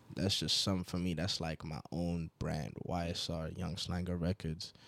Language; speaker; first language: English; non-native, local second language; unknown